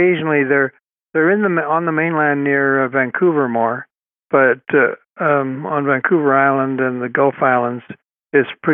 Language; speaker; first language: English; native; English